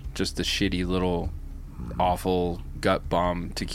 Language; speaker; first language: English; native; English